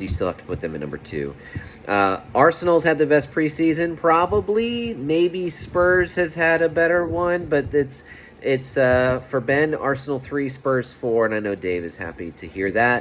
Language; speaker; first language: English; native; English